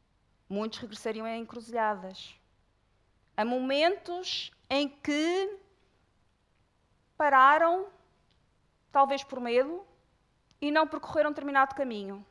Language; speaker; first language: Portuguese; native; Portuguese